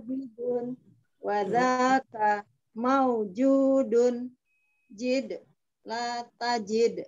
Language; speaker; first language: Arabic; non-native, learner; Indonesian